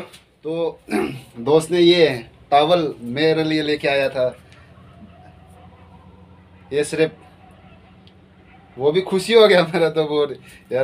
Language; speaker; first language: Hindi; non-native, local second language; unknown